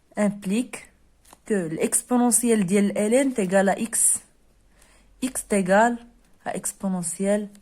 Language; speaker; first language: French; non-native, local second language; Arabic